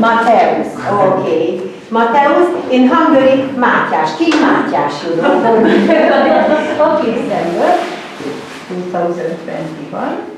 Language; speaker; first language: English; non-native, fluent; Hungarian